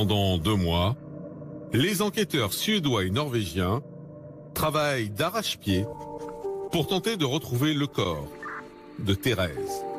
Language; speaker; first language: French; native; French